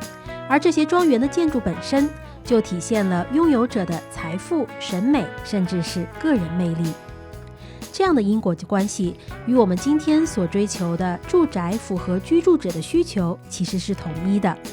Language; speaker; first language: Chinese; native; Chinese